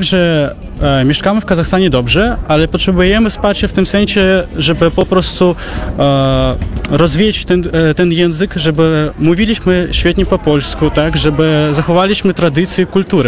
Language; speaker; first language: Polish; non-native, fluent; Russian